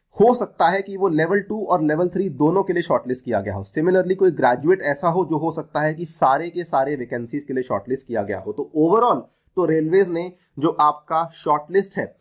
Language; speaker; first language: Hindi; native; Hindi